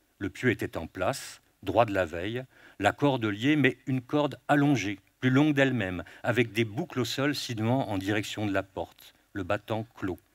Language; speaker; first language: French; native; French